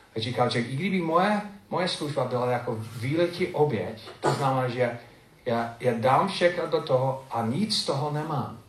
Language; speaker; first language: Czech; non-native, fluent; English